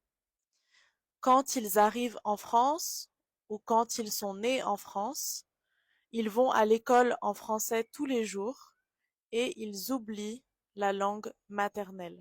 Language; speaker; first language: French; native; French